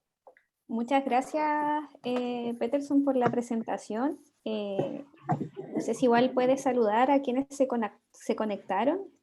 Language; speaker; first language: Spanish; native; Spanish